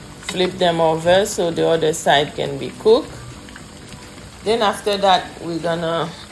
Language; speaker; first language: English; non-native, fluent; Haitian Creole